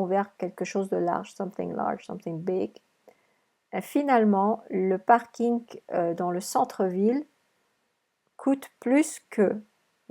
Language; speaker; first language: French; non-native, fluent; English